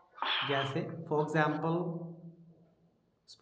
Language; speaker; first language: English; non-native, local second language; Hindi